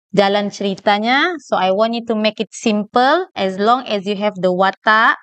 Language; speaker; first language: English; non-native, local second language; Malay